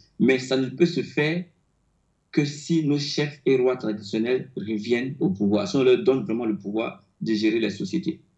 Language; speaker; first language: French; non-native, local second language; Akan